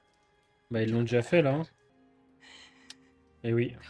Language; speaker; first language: French; native; French